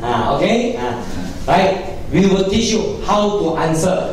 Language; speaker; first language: English; non-native, local second language; Min Nan Chinese